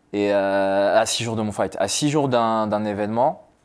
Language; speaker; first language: French; native; French